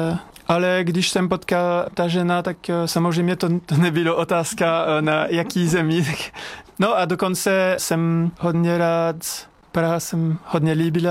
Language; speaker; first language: Czech; non-native, fluent; French